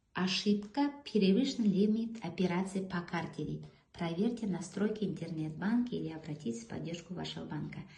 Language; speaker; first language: Russian; non-native, local second language; Kazakh